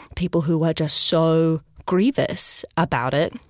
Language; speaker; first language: English; native; English